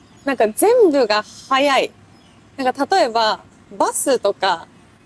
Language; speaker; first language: Japanese; native; Japanese